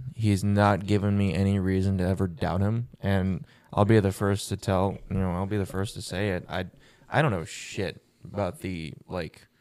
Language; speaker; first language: English; native; English